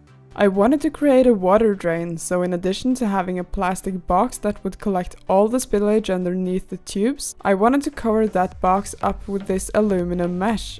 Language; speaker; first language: English; non-native, fluent; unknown